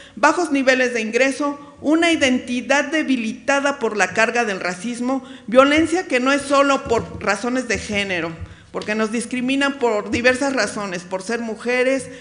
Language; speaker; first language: Spanish; native; Spanish